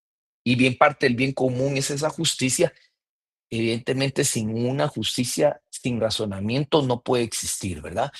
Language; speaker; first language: Spanish; native; Spanish